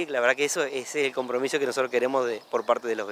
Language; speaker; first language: Spanish; native; Spanish